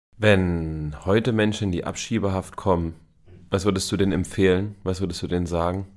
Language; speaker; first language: German; native; German